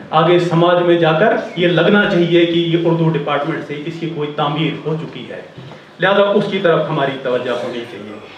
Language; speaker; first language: Urdu; non-native, local second language; Kashmiri